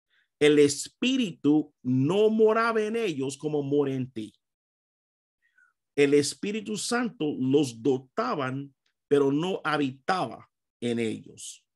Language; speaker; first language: Spanish; non-native, fluent; English